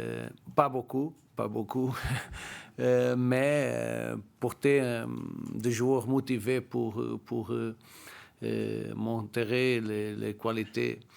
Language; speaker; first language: French; non-native, learner; Portuguese